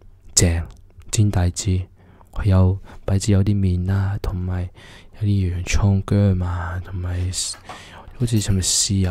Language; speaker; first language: Cantonese; early bilingual, heritage; Cantonese